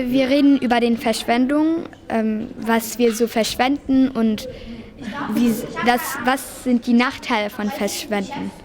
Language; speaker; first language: German; non-native, local second language; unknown